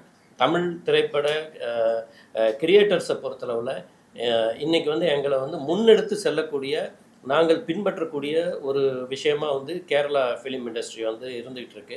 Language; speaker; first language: Tamil; native; Tamil